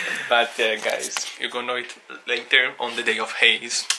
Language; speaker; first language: English; non-native, learner; Portuguese